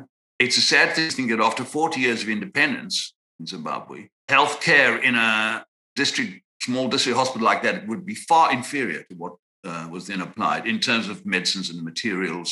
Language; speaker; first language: English; native; English